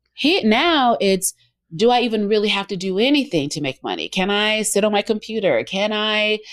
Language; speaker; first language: English; native; English